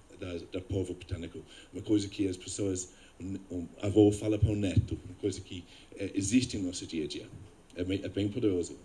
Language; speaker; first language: Portuguese; non-native, fluent; English